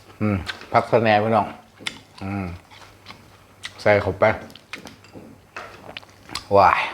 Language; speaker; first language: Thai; non-native, local second language; Northeastern Thai